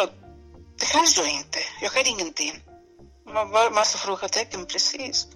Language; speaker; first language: Swedish; non-native, fluent; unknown